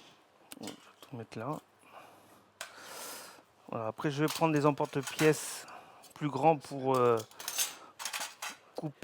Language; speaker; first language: French; native; French